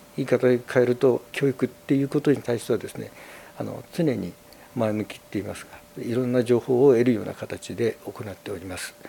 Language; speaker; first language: Japanese; native; Japanese